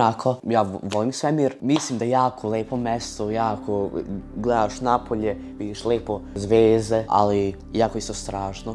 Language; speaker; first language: Serbian; early bilingual, heritage; Serbian